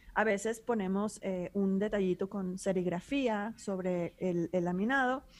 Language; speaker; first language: Spanish; native; Spanish